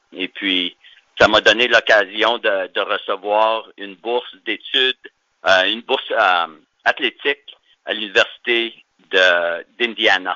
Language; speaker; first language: French; native; French